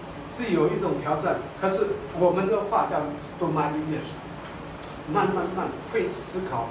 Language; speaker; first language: Chinese; non-native, local second language; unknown